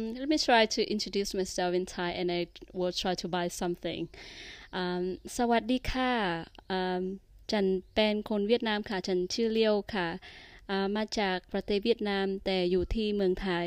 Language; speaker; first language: English; non-native, fluent; Vietnamese